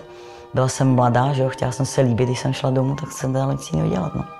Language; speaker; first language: Czech; native; Czech